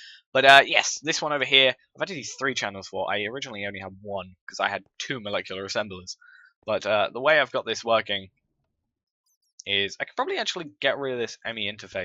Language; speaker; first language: English; native; English